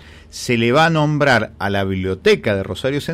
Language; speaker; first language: Spanish; native; Spanish